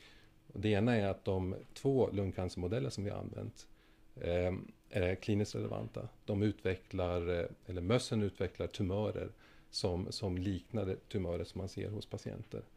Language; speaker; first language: Swedish; native; Swedish